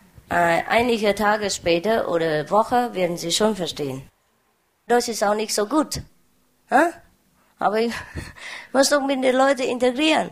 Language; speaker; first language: German; non-native, learner; Vietnamese